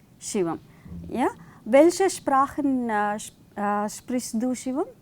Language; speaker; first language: German; non-native, fluent; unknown